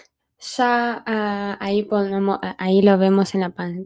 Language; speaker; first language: Spanish; non-native, fluent; Chinese